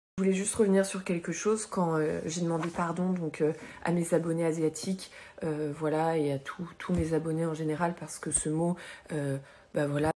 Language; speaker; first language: French; native; French